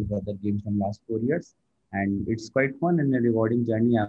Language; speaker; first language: English; non-native, local second language; Hindi